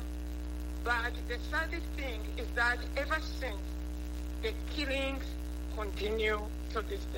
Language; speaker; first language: English; non-native, local second language; Kinyarwanda